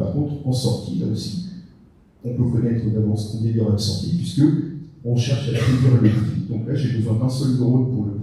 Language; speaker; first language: French; native; French